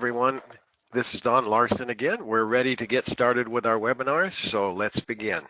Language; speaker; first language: English; native; English